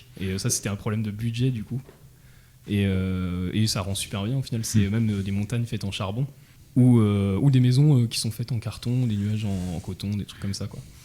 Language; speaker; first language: French; native; French